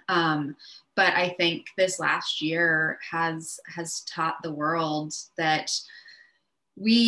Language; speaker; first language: English; native; English